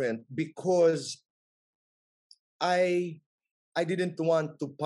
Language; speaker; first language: English; non-native, local second language; Waray